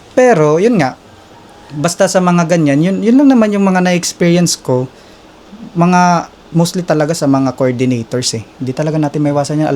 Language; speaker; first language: Filipino; non-native, local second language; Waray